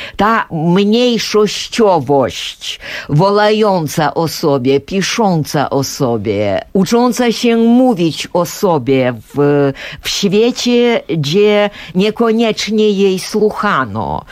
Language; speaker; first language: Polish; non-native, fluent; Ukrainian